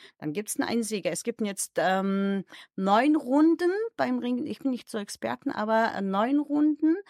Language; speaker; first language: German; non-native, fluent; Mongolian